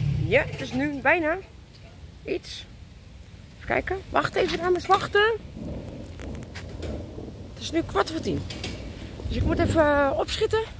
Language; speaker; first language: Dutch; native; Dutch